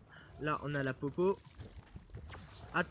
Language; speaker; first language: French; native; French